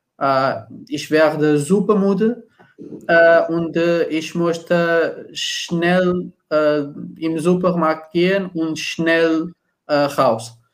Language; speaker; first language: German; non-native, learner; Portuguese